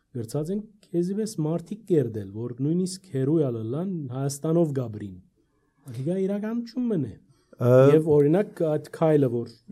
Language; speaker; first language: Armenian; early bilingual, heritage; Armenian